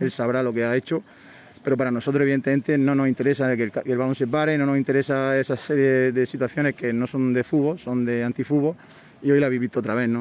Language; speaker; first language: Spanish; native; Spanish